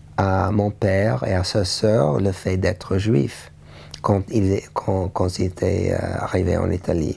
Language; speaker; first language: French; non-native, learner; English